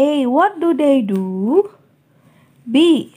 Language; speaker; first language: English; non-native, fluent; Indonesian